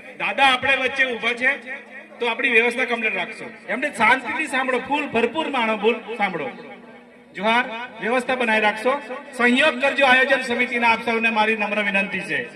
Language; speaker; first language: Gujarati; non-native, local second language; Vasavi